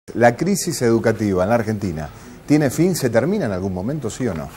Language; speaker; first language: Spanish; native; Spanish